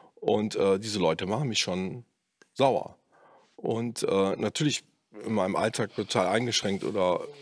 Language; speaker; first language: German; native; German